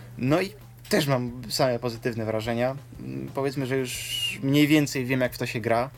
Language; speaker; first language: Polish; native; Polish